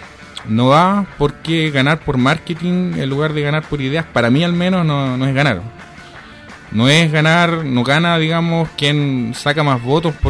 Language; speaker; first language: Spanish; native; Spanish